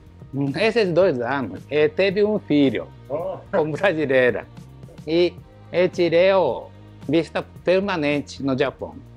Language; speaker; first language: Portuguese; non-native, learner; Japanese